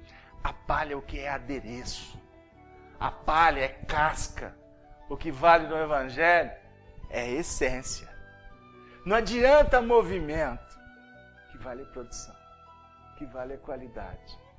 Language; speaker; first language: Portuguese; native; Portuguese